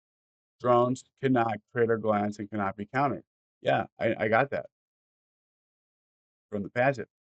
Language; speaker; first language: English; native; English